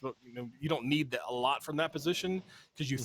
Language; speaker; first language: English; native; English